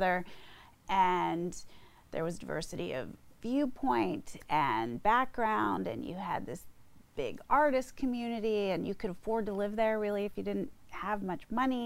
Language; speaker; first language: English; native; English